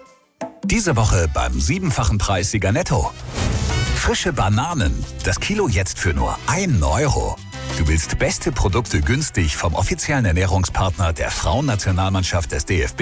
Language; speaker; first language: German; native; German